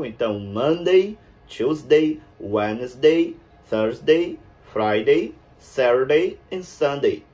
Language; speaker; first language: English; non-native, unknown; Portuguese